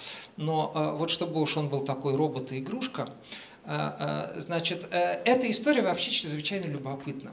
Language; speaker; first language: Russian; native; Russian